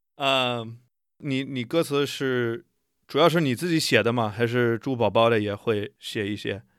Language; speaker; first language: Chinese; non-native, fluent; English